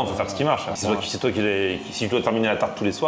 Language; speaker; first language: French; native; French